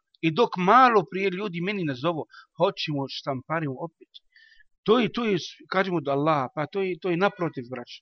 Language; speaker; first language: Bosnian; non-native, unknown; Arabic